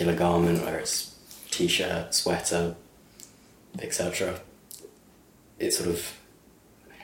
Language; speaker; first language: English; native; English